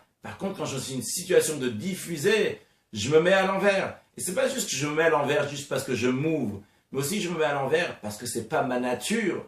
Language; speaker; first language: French; native; French